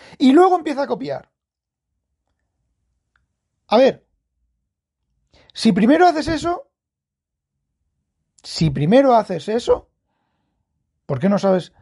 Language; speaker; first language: Spanish; native; Spanish